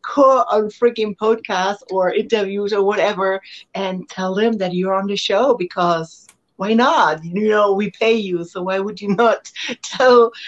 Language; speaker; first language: English; non-native, fluent; German